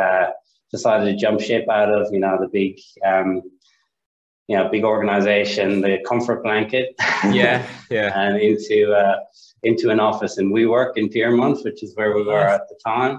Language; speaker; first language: English; native; English